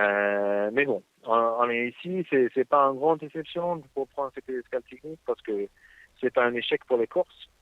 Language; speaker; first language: French; non-native, fluent; English